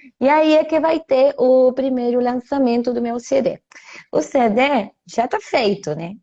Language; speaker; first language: Portuguese; non-native, fluent; Spanish